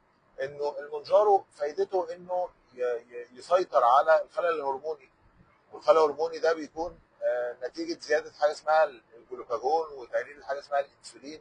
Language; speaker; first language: Arabic; native; Arabic